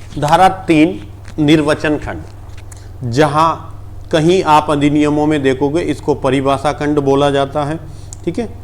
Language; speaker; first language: Hindi; native; Hindi